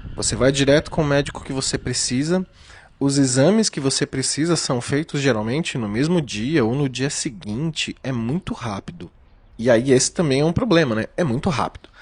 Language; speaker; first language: Portuguese; native; Portuguese